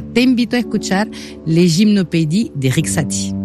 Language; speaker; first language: Spanish; native; Spanish